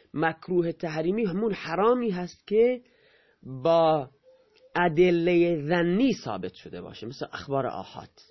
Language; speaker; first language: Persian; non-native, local second language; Baluchi